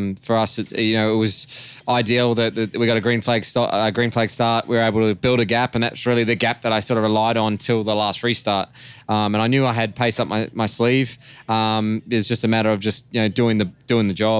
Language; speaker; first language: English; native; English